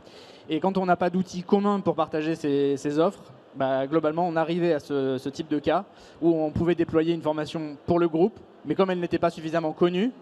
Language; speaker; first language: French; native; French